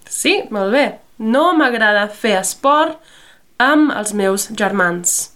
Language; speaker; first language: Catalan; non-native, fluent; English